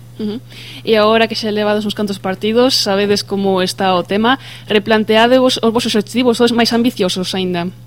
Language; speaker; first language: Galician; native; Galician